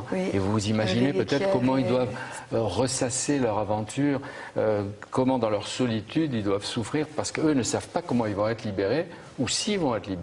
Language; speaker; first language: French; native; French